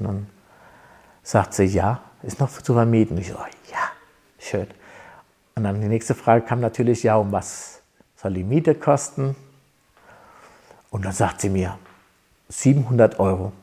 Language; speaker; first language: German; non-native, fluent; Spanish